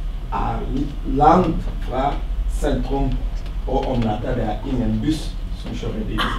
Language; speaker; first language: Norwegian; non-native, learner; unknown